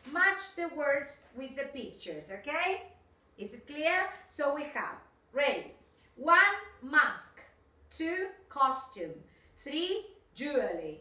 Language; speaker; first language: English; non-native, fluent; Spanish